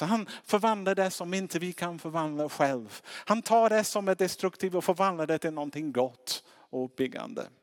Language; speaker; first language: Swedish; non-native, fluent; English